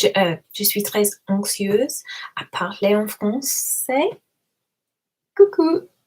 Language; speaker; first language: French; non-native, learner; English